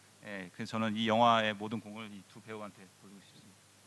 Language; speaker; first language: Korean; native; Korean